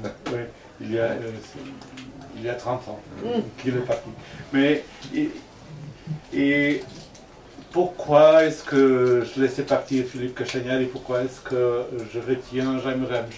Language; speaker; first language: French; non-native, fluent; Portuguese